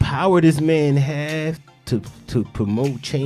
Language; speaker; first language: English; native; English